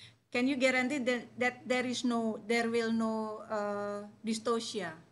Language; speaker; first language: English; non-native, fluent; Indonesian